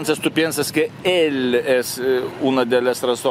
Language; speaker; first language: Spanish; non-native, learner; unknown